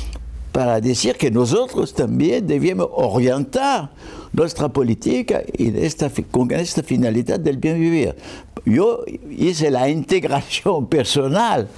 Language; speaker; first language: Spanish; non-native, fluent; French